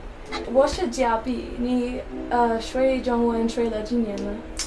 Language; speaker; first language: Chinese; non-native, learner; English